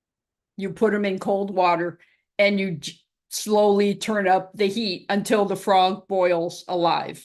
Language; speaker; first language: English; native; English